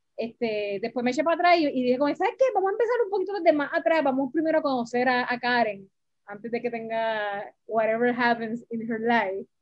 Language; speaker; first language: Spanish; native; Spanish